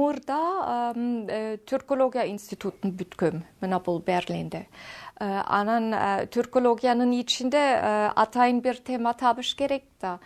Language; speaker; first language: Kyrgyz; non-native, fluent; German